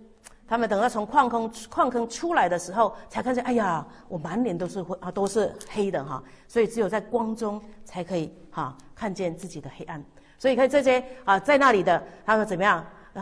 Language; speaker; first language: Chinese; native; Chinese